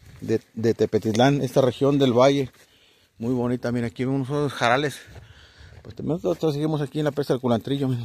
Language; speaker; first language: Spanish; native; Spanish